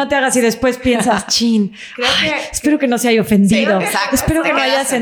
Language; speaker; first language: Spanish; native; Spanish